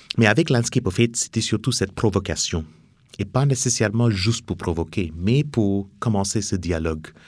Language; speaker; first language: French; non-native, fluent; English